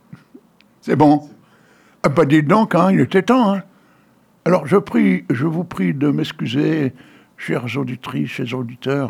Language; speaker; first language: French; native; French